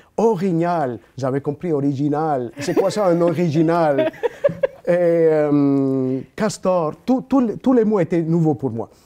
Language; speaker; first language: French; non-native, fluent; Spanish